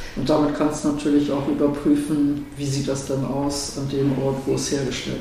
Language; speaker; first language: German; native; German